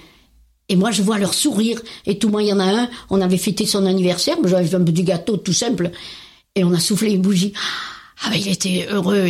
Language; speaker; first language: French; native; French